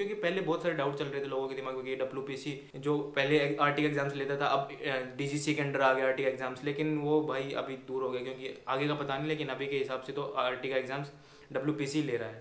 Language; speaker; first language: Hindi; native; Hindi